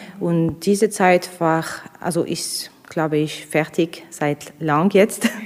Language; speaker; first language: German; non-native, fluent; Russian